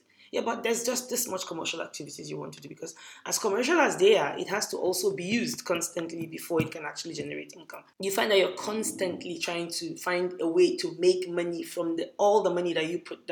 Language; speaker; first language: English; non-native, local second language; Hausa